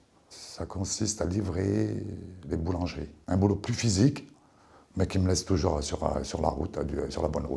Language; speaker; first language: French; native; French